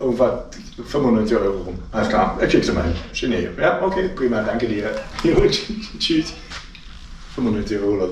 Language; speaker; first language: German; native; German